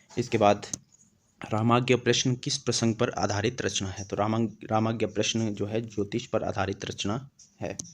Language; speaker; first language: Hindi; native; Hindi